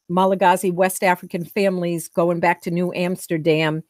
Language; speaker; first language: English; native; English